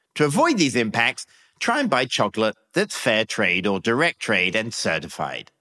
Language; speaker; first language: English; native; English